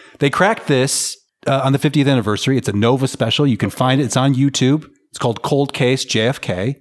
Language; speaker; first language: English; native; English